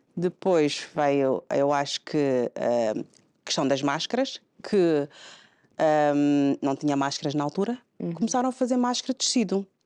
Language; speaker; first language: Portuguese; non-native, local second language; Kabuverdianu